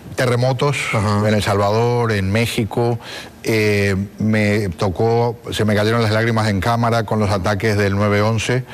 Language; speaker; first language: Spanish; native; Spanish